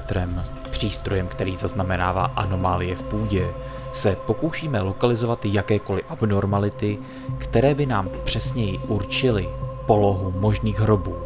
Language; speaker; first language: Czech; native; Czech